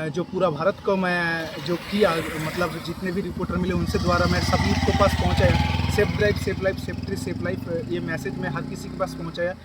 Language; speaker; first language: Hindi; non-native, local second language; Bangla